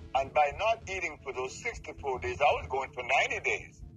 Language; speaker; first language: English; non-native, fluent; Spanish